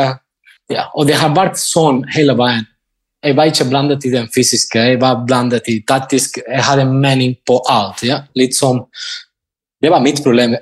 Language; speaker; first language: Norwegian; non-native, fluent; Spanish